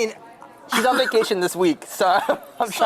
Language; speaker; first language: English; native; English